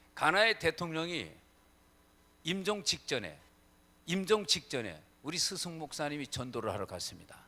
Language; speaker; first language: Korean; native; Korean